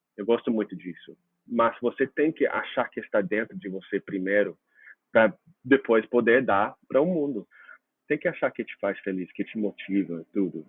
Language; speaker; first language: Portuguese; non-native, fluent; English